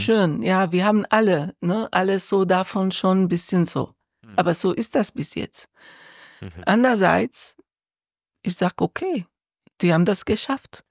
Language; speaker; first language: German; non-native, learner; Arabic